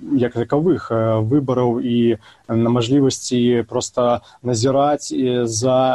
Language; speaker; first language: Belarusian; native; Belarusian